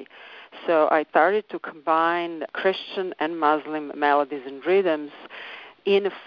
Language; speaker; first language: English; non-native, fluent; Serbian